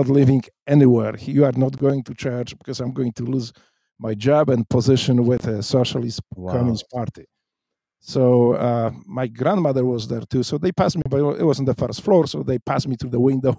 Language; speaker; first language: English; non-native, fluent; Polish